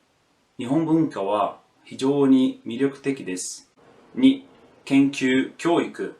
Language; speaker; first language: Japanese; non-native, learner; Portuguese